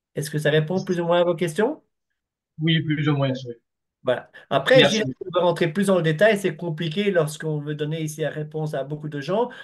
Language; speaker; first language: French; native; French